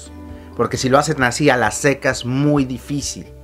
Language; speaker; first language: Spanish; native; Spanish